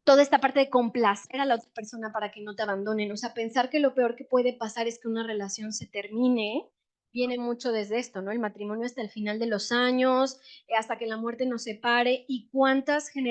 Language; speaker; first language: Spanish; native; Spanish